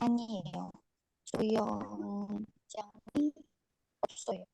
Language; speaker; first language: Korean; non-native, learner; Indonesian